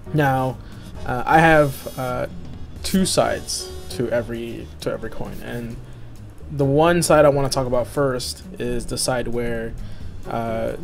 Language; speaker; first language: English; native; English